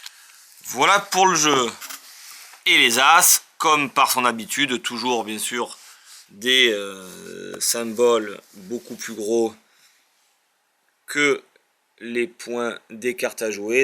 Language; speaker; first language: French; native; French